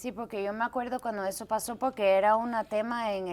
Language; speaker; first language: Spanish; early bilingual, heritage; Spanish